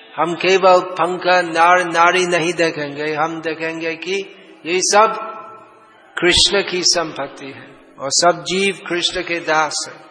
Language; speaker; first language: Hindi; non-native, fluent; English